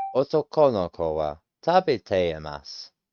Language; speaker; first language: Japanese; non-native, learner; English